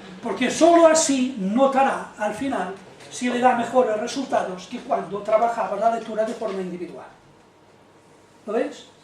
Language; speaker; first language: Spanish; native; Spanish